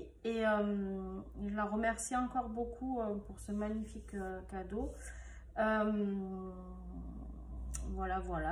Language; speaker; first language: French; native; French